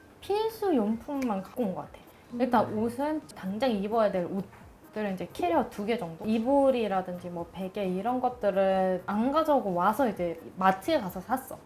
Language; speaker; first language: Korean; early bilingual, other home language; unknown